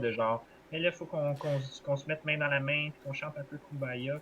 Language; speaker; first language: French; native; French